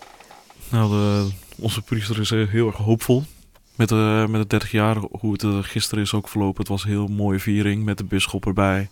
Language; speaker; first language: Dutch; early bilingual, other home language; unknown